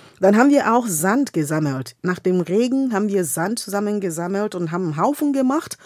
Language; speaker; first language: German; non-native, fluent; Igbo